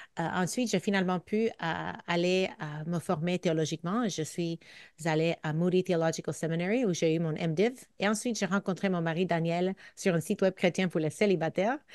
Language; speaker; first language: French; non-native, fluent; English